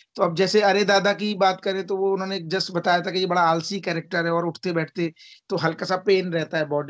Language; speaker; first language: Hindi; native; Hindi